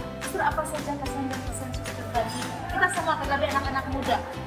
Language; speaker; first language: Indonesian; non-native, fluent; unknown